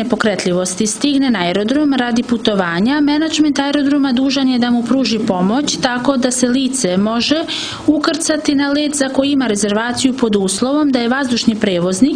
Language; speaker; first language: Croatian; native; Croatian